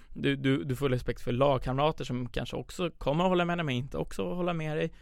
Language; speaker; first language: Swedish; early bilingual, other home language; Persian